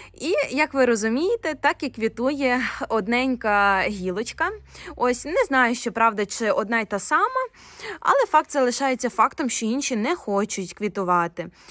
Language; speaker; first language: Ukrainian; non-native, local second language; Russian